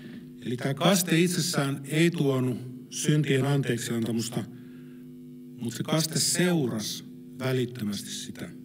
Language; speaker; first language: Finnish; native; Finnish